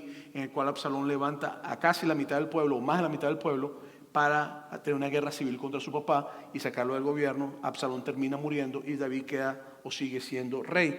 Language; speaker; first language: Spanish; native; Spanish